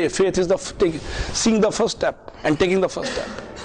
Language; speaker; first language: English; non-native, local second language; Punjabi